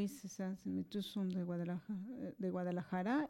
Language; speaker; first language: French; non-native, fluent; Spanish